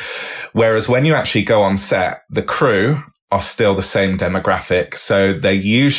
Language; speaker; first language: English; native; English